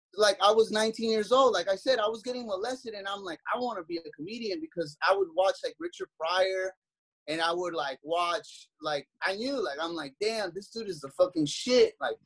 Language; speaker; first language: English; native; English